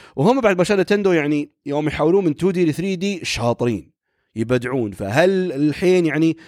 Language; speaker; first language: Arabic; native; Arabic